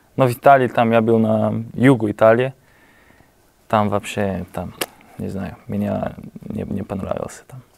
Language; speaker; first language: Russian; non-native, learner; Slovenian